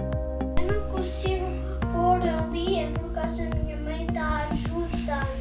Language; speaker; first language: Portuguese; early bilingual, other home language; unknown